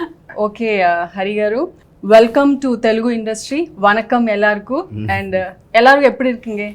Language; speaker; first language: Tamil; non-native, learner; Telugu